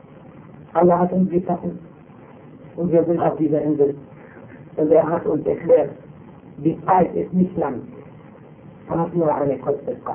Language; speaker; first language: German; non-native, fluent; Arabic